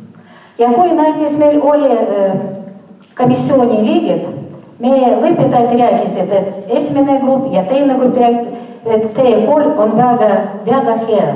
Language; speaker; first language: Estonian; non-native, local second language; Russian